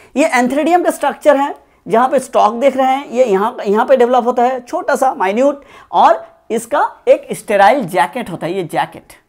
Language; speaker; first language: Hindi; non-native, local second language; Bangla